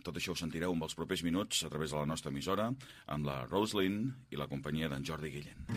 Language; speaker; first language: Catalan; native; Catalan